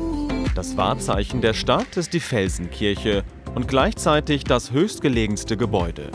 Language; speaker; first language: German; native; German